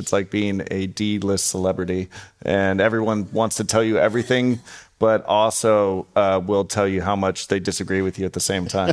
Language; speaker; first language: English; native; English